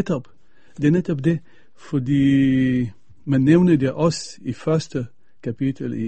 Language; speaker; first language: Danish; non-native, fluent; Arabic